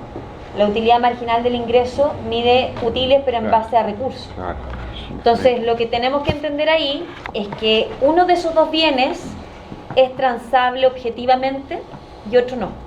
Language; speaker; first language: Spanish; native; Spanish